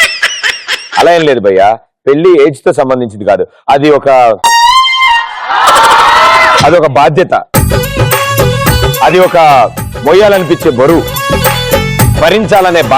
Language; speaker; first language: Telugu; native; Telugu